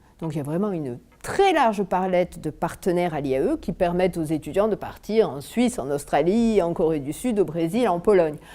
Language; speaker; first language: French; native; French